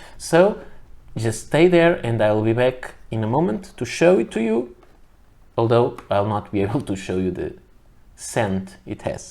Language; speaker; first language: English; non-native, fluent; Portuguese